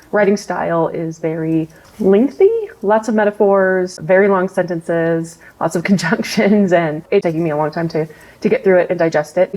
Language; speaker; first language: English; native; English